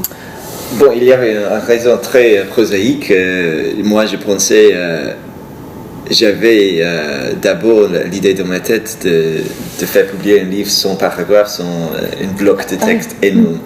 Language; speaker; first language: French; non-native, fluent; English